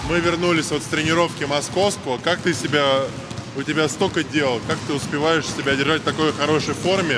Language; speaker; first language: Russian; native; Russian